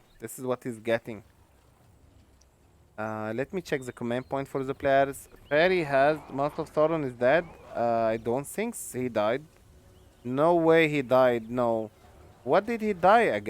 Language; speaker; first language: English; non-native, fluent; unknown